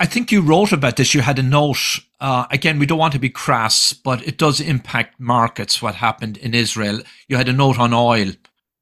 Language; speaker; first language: English; native; English